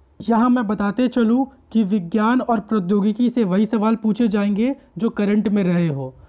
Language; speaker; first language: Hindi; native; Hindi